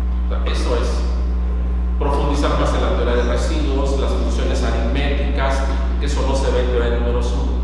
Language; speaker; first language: Spanish; native; Spanish